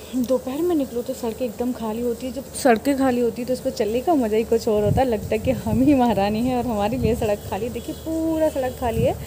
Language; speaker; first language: Hindi; native; Hindi